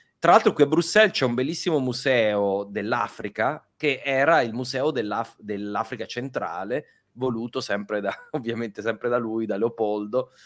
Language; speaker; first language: Italian; native; Italian